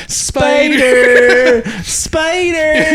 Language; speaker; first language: English; native; English